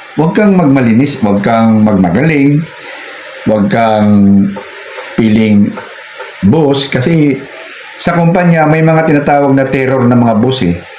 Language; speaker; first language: Filipino; native; Filipino